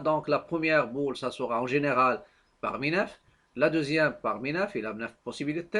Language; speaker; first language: French; non-native, local second language; Arabic